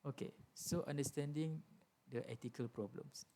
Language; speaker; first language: English; non-native, local second language; Malay